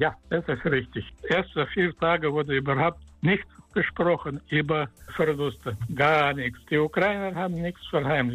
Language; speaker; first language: German; non-native, fluent; Russian